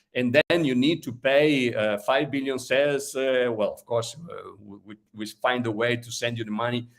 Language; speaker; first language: English; non-native, fluent; Italian